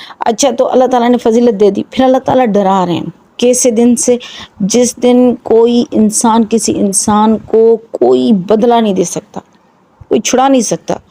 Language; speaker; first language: Urdu; non-native, local second language; Sindhi